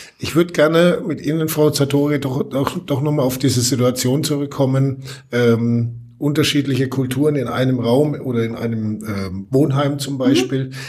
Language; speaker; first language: German; native; German